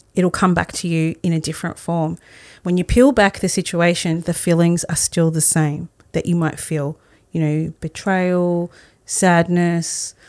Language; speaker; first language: English; early bilingual, other home language; Spanish